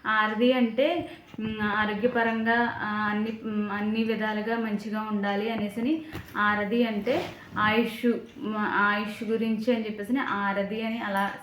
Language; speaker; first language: Telugu; native; Telugu